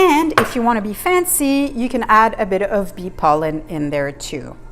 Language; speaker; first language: English; native; English